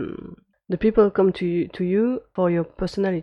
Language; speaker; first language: English; non-native, fluent; French